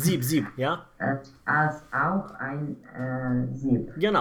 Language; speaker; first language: German; non-native, learner; Romanian